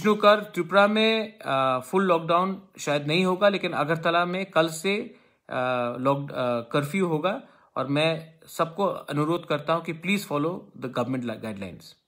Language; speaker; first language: Hindi; non-native, local second language; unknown